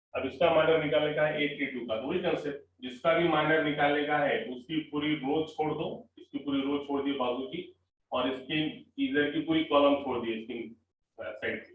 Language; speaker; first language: Hindi; non-native, local second language; Marathi